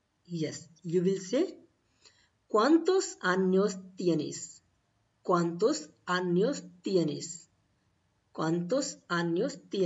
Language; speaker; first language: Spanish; non-native, learner; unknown